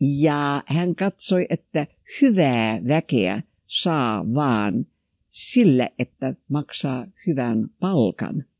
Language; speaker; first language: Finnish; non-native, local second language; Swedish